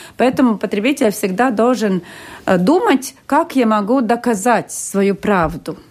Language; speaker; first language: Russian; non-native, local second language; Latvian